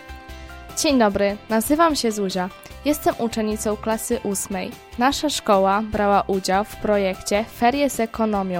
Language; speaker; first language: Polish; native; Polish